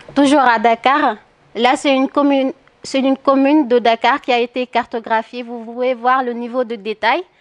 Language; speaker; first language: French; non-native, local second language; Wolof